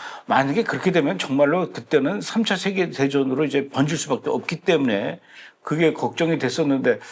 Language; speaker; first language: Korean; native; Korean